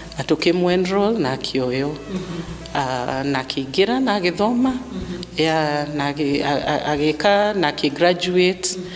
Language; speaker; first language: Kikuyu; native; Kikuyu